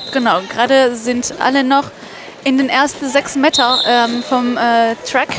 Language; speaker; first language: German; non-native, fluent; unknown